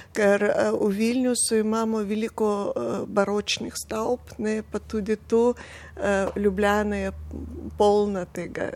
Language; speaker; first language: Slovenian; non-native, fluent; Russian